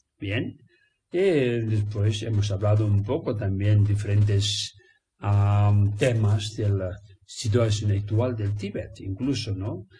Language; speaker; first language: Spanish; non-native, learner; Tibetan